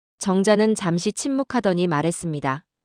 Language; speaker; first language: Korean; native; Korean